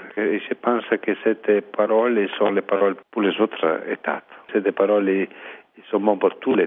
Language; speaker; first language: French; non-native, learner; Italian